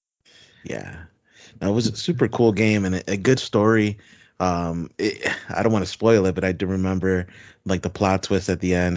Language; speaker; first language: English; native; English